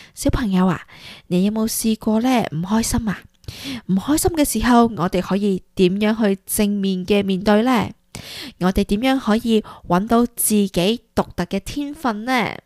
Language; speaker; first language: Cantonese; early bilingual, heritage; Cantonese